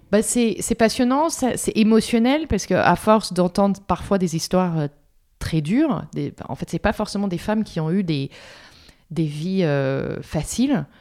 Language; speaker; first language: French; non-native, fluent; English